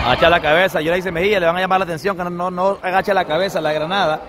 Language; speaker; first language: Spanish; native; Spanish